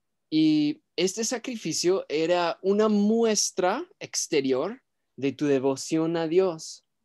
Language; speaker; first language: Spanish; native; Spanish